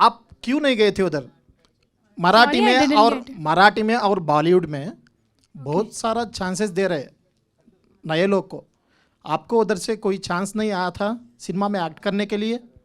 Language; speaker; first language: Hindi; non-native, local second language; Telugu